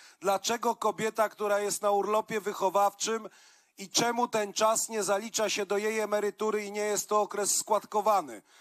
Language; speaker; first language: Polish; native; Polish